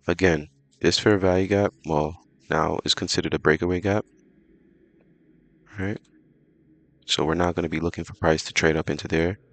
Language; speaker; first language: English; native; English